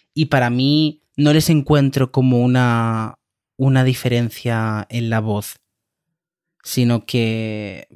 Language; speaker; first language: Spanish; native; Spanish